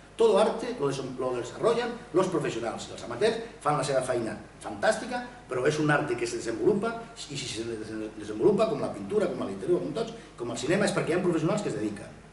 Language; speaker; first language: Catalan; non-native, local second language; Spanish